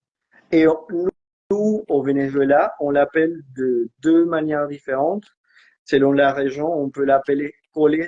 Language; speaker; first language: French; non-native, fluent; Spanish